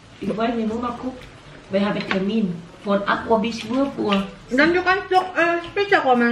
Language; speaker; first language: German; non-native, learner; Filipino